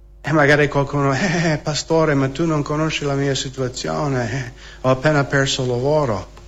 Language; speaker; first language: Italian; non-native, fluent; English